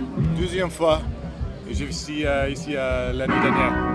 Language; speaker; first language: French; non-native, learner; English